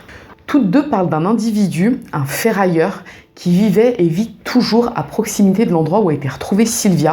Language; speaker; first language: French; native; French